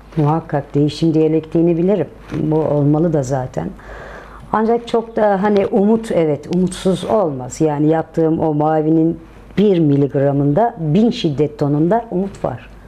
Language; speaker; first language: Turkish; native; Turkish